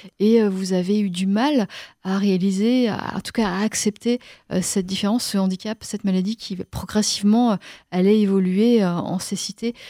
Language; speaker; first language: French; native; French